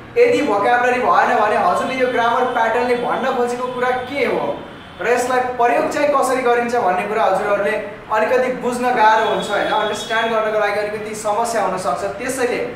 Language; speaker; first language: Nepali; native; Nepali